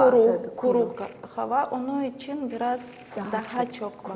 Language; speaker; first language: Turkish; non-native, learner; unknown